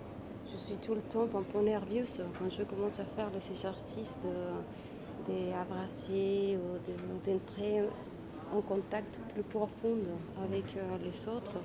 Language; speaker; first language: French; non-native, fluent; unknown